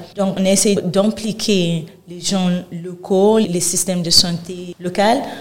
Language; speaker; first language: French; non-native, fluent; Yoruba